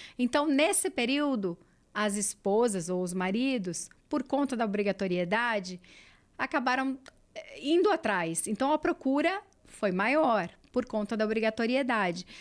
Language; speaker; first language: Portuguese; native; Portuguese